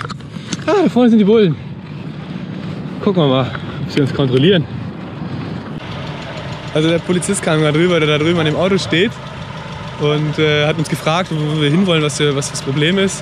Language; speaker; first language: German; native; German